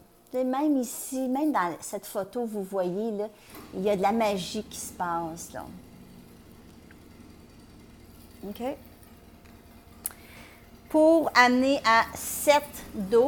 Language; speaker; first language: French; native; French